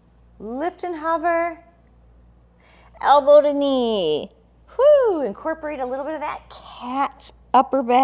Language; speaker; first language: English; native; English